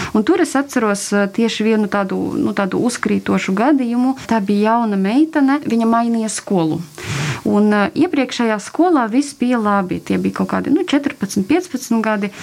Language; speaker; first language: Latvian; non-native, local second language; Russian